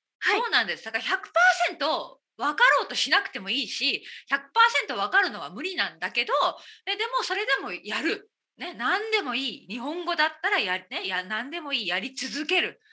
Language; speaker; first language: Japanese; native; Japanese